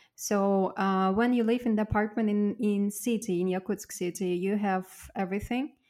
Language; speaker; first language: English; non-native, fluent; Russian